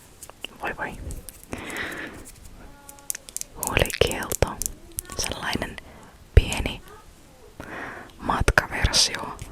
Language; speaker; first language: Finnish; non-native, fluent; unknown